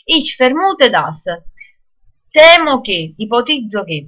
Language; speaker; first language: Italian; non-native, local second language; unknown